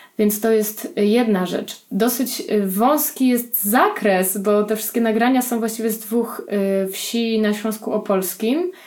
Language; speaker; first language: Polish; native; Polish